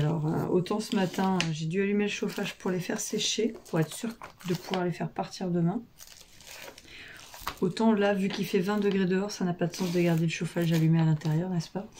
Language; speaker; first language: French; native; French